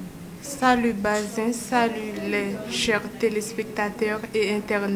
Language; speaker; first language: French; non-native, local second language; Haitian Creole